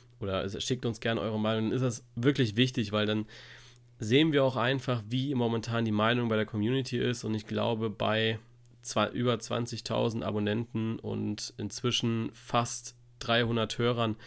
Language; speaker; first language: German; native; German